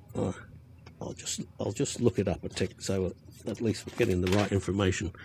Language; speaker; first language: English; native; English